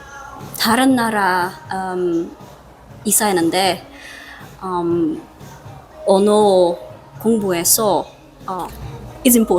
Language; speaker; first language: Korean; non-native, learner; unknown